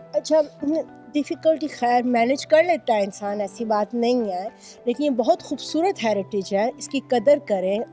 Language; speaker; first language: Urdu; native; Urdu